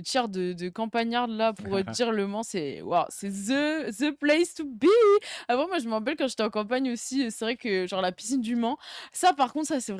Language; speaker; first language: French; native; French